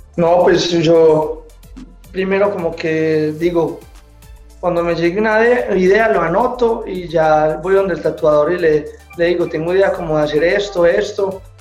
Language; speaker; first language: Spanish; native; Spanish